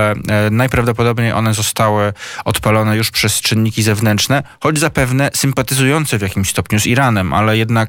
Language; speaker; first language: Polish; native; Polish